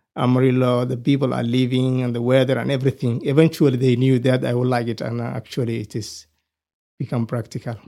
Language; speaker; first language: English; non-native, fluent; Somali